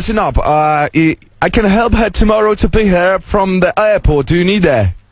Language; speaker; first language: English; non-native, fluent; Lithuanian